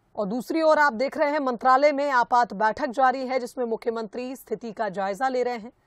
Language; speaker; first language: Hindi; native; Hindi